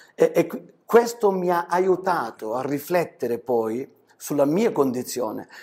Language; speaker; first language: Italian; native; Italian